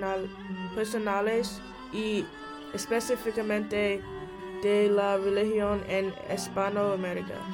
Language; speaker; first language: Spanish; non-native, fluent; English